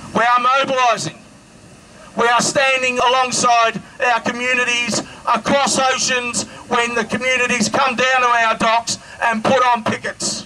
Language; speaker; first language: English; native; English